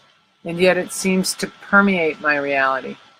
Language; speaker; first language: English; native; English